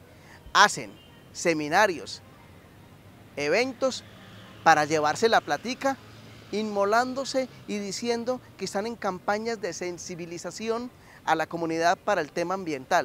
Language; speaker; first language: Spanish; native; Spanish